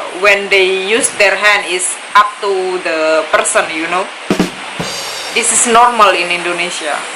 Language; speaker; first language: English; non-native, learner; Indonesian